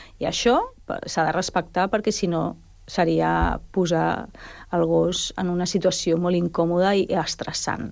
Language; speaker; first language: Catalan; non-native, local second language; Spanish